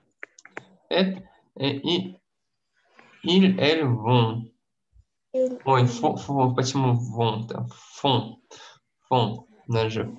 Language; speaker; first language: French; non-native, fluent; Russian